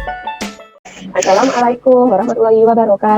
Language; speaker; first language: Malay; non-native, local second language; Javanese